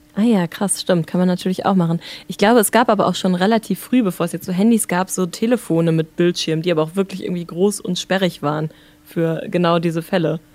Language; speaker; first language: German; native; German